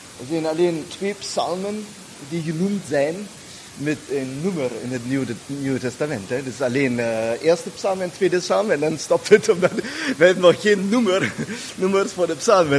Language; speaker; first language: German; non-native, learner; Dutch